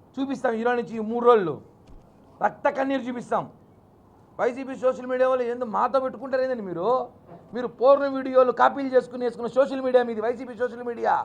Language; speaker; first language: Telugu; native; Telugu